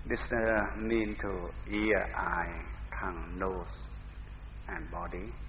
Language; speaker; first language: English; non-native, learner; Thai